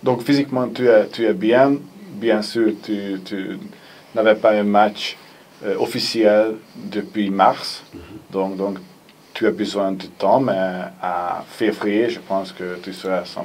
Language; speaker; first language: French; non-native, fluent; Hungarian